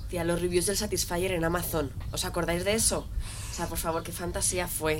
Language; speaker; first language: Spanish; native; Spanish